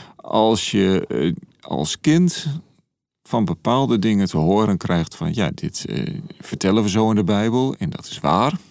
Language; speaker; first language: Dutch; native; Dutch